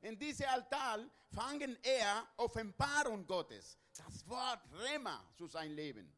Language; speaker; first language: German; non-native, learner; Spanish